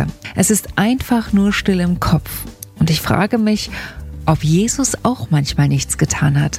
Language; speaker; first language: German; native; German